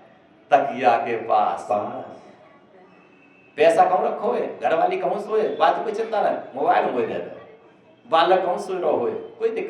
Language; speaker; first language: Hindi; native; Hindi